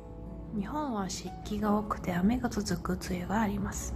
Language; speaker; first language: Japanese; non-native, fluent; Mongolian